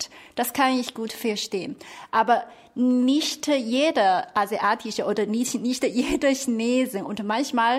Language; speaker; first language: German; non-native, fluent; Chinese